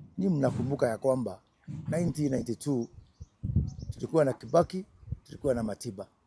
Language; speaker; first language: Swahili; native; Swahili